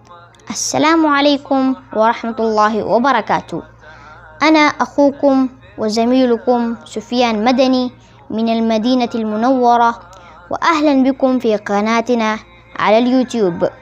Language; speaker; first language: Arabic; non-native, fluent; Pashto